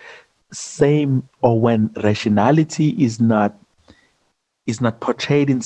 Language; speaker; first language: English; non-native, local second language; Zulu